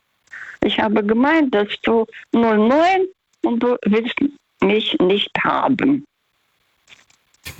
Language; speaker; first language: German; non-native, fluent; Russian